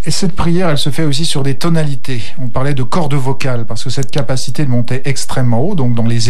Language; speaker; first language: French; native; French